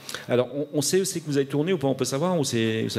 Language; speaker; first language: French; native; French